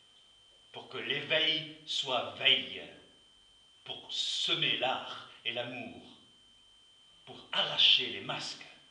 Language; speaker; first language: French; native; French